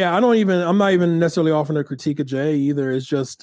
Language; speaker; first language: English; native; English